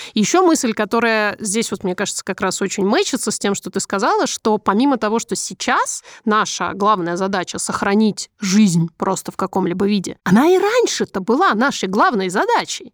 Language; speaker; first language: Russian; native; Russian